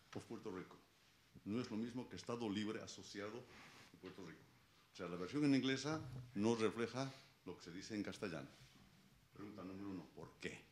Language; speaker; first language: Spanish; native; Spanish